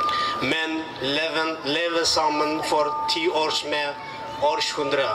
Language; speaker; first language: Norwegian; non-native, learner; Amharic